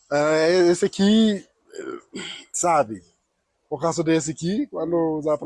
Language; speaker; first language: Portuguese; non-native, learner; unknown